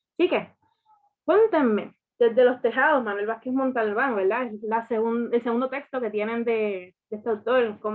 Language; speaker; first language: Spanish; early bilingual, heritage; Spanish